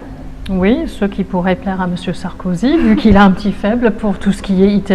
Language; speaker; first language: French; native; French